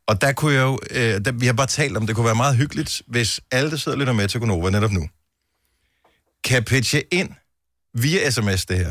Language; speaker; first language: Danish; native; Danish